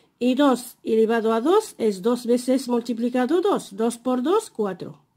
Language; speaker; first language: Spanish; non-native, fluent; Arabic